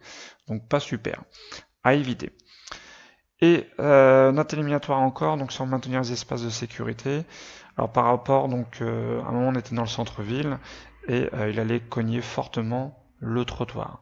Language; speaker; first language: French; native; French